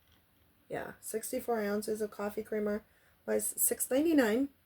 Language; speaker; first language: English; native; English